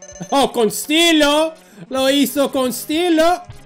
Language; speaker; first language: Spanish; non-native, learner; English